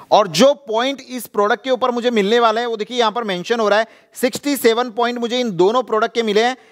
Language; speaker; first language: Hindi; non-native, local second language; Gujarati